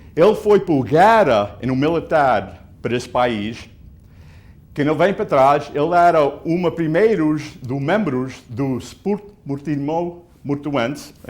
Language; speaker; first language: Portuguese; early bilingual, heritage; Portuguese